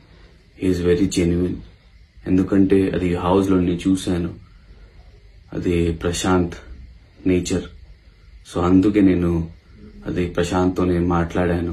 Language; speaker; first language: Telugu; non-native, learner; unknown